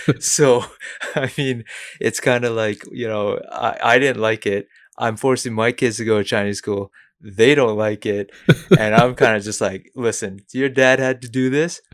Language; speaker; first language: English; early bilingual, other home language; Cantonese